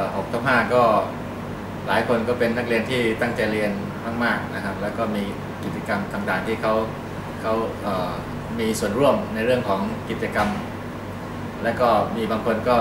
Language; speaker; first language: Thai; native; Thai